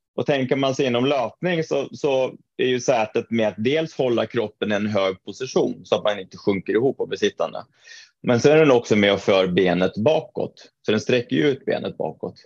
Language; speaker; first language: Swedish; non-native, fluent; Norwegian